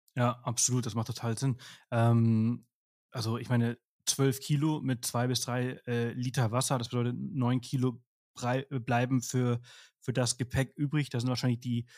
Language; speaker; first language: German; non-native, fluent; Spanish